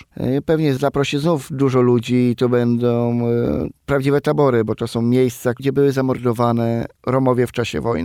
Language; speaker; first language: Polish; non-native, local second language; Romany